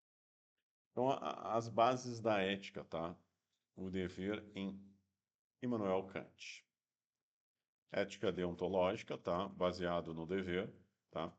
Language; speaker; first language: Portuguese; native; Portuguese